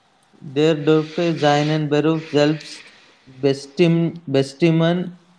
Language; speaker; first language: German; non-native, learner; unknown